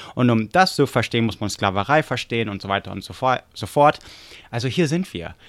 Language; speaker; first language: German; non-native, fluent; English